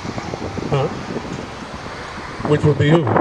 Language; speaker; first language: English; native; English